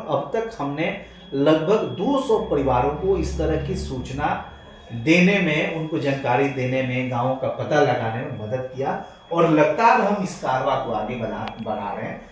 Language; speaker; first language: Hindi; native; Hindi